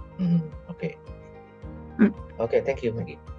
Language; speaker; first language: English; non-native, fluent; Indonesian